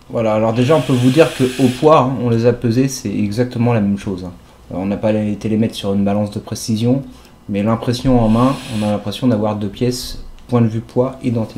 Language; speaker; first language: French; native; French